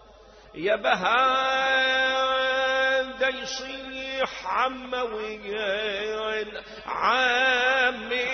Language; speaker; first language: Arabic; native; Arabic